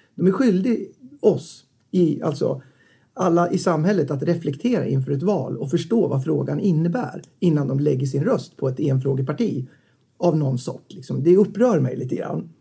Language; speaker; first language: Swedish; native; Swedish